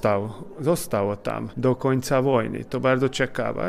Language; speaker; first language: Polish; non-native, fluent; Hungarian